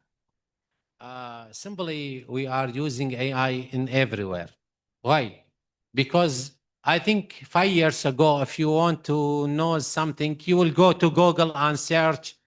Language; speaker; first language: English; non-native, fluent; Arabic